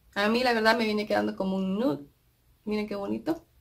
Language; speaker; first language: Spanish; native; Spanish